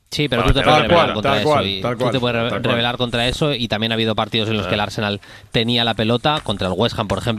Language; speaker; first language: Spanish; native; Spanish